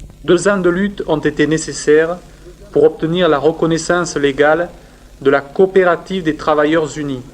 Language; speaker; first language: French; native; French